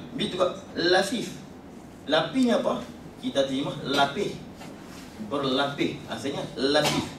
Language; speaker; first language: Malay; native; Malay